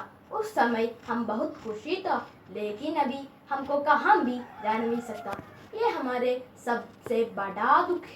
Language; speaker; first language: Hindi; non-native, learner; Malayalam